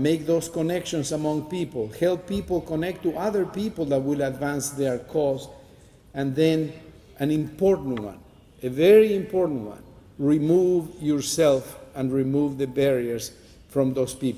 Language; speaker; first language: English; non-native, fluent; Spanish